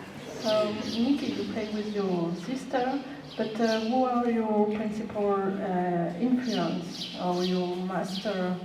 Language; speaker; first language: English; non-native, learner; French